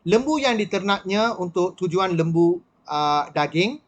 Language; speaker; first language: Malay; non-native, local second language; Tamil